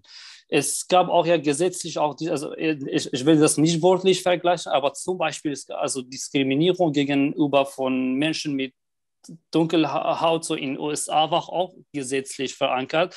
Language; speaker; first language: German; non-native, fluent; Arabic